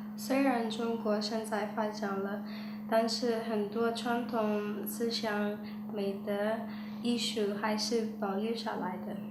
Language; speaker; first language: Chinese; non-native, learner; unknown